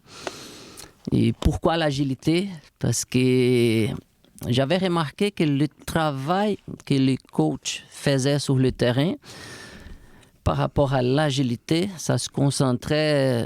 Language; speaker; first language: French; non-native, fluent; Portuguese